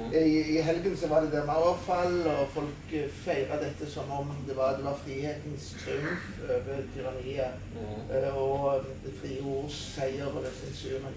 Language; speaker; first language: Norwegian; native; Norwegian